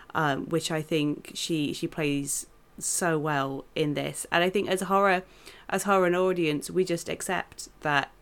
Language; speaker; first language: English; native; English